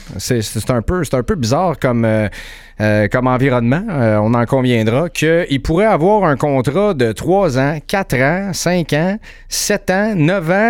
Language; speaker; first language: French; native; French